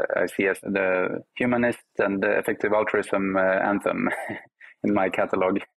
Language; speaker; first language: English; non-native, fluent; Swedish